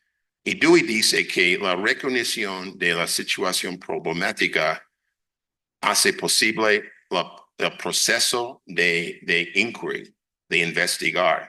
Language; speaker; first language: Spanish; non-native, fluent; English